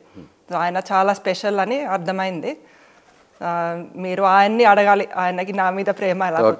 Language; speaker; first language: Telugu; non-native, fluent; Finnish